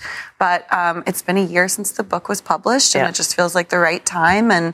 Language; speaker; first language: English; native; English